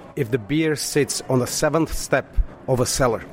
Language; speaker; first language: English; non-native, fluent; Slovak